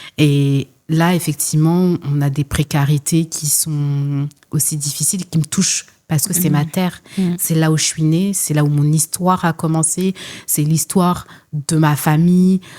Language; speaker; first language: French; early bilingual, other home language; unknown